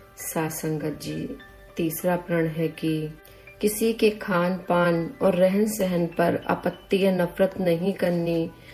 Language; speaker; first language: Hindi; native; Hindi